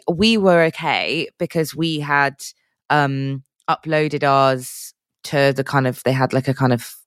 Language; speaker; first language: English; native; English